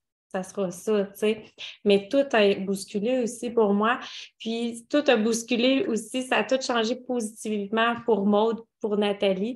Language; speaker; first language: French; native; French